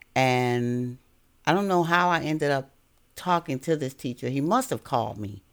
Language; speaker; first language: English; native; English